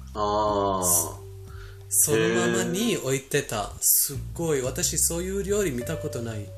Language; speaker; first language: Japanese; non-native, fluent; Persian